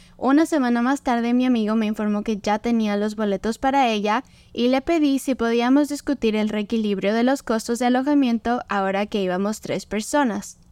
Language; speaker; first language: Spanish; native; Spanish